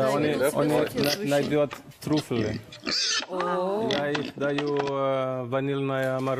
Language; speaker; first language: Russian; non-native, learner; German